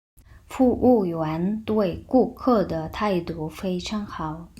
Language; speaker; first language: Chinese; non-native, fluent; Mongolian